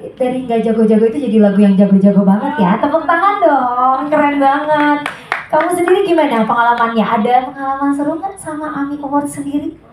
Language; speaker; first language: Indonesian; native; Indonesian